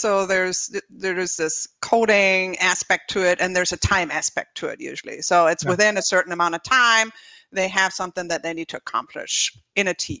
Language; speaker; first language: English; non-native, fluent; German